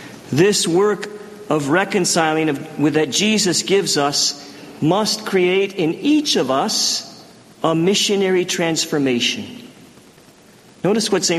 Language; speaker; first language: English; native; English